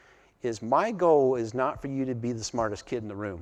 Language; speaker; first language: English; native; English